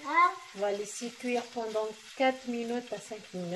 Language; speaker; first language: French; non-native, local second language; Arabic